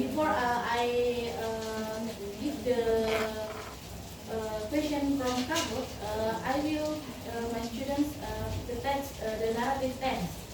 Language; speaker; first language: English; non-native, learner; Indonesian